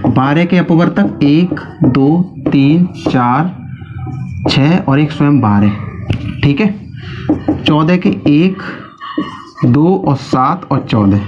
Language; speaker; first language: Hindi; native; Hindi